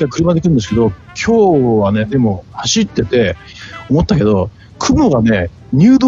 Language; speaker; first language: Japanese; native; Japanese